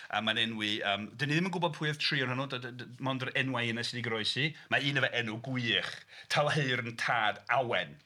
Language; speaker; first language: Welsh; non-native, fluent; English